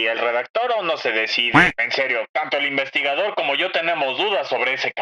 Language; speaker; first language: Spanish; native; Spanish